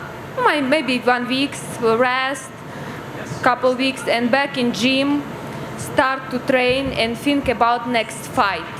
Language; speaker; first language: English; non-native, learner; Ukrainian